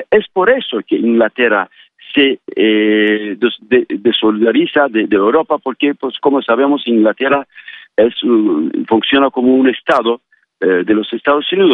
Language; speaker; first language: Spanish; non-native, fluent; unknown